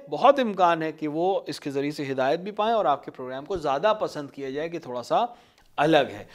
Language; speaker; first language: Urdu; native; Urdu